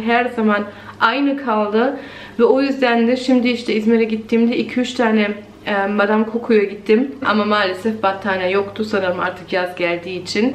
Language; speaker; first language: Turkish; early bilingual, heritage; Turkish